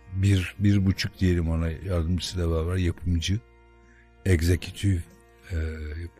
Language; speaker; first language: Turkish; native; Turkish